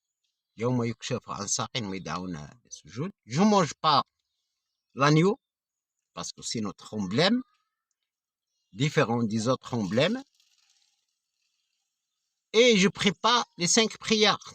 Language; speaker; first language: French; non-native, fluent; Arabic